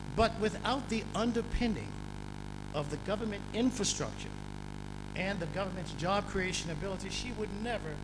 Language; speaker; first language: English; native; English